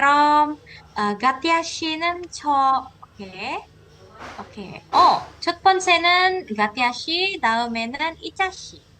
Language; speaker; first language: Korean; non-native, fluent; Indonesian